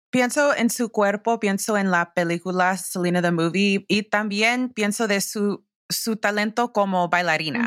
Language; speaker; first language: Spanish; early bilingual, heritage; English